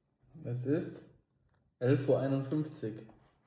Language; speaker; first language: German; early bilingual, other home language; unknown